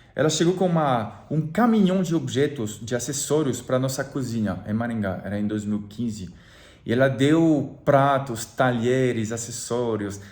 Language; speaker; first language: Portuguese; non-native, fluent; French